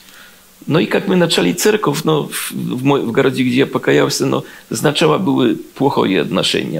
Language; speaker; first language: Russian; non-native, learner; Polish